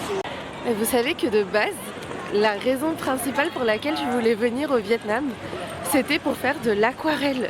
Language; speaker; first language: French; native; French